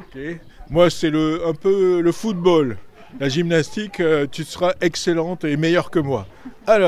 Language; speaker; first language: French; native; French